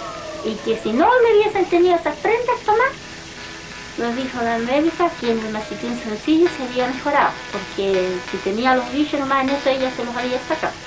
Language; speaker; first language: Spanish; native; Spanish